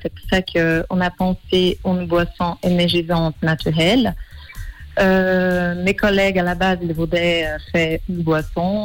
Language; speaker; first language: French; non-native, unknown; Portuguese